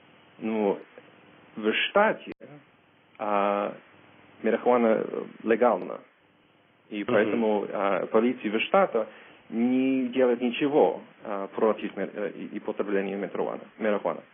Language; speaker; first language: Russian; non-native, learner; English